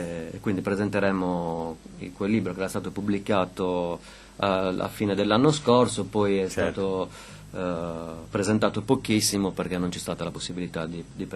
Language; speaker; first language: Italian; native; Italian